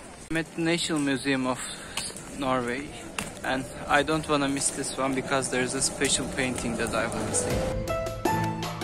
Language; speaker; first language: English; non-native, fluent; Turkish